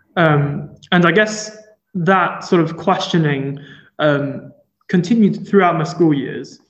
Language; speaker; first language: English; non-native, local second language; Cantonese